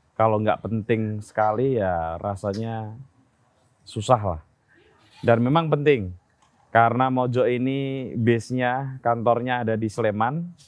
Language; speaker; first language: Indonesian; non-native, local second language; Javanese